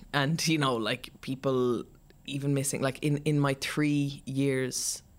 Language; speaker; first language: English; native; English